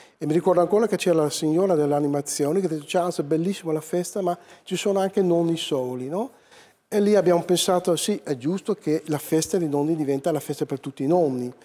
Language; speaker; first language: Italian; non-native, fluent; Dutch